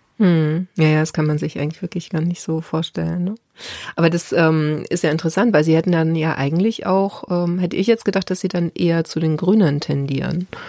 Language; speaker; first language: German; native; German